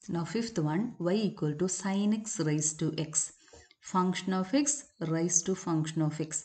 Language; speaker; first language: English; non-native, local second language; Malayalam